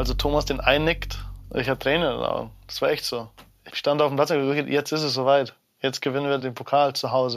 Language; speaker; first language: German; native; German